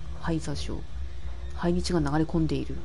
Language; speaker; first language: Japanese; native; Japanese